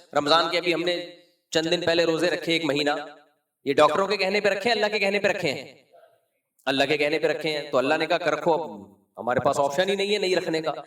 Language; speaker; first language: Urdu; native; Urdu